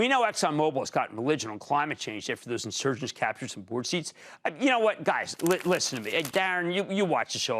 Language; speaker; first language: English; native; English